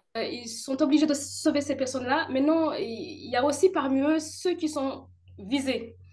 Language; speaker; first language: French; non-native, local second language; Kinyarwanda